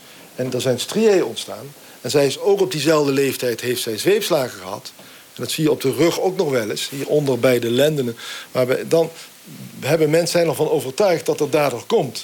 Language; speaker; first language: Dutch; native; Dutch